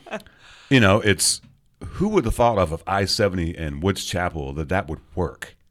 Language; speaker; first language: English; native; English